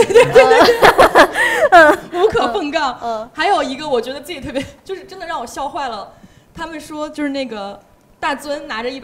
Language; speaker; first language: Chinese; native; Chinese